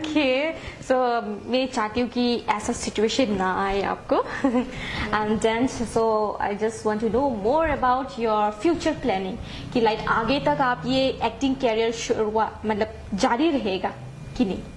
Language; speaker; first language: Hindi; non-native, local second language; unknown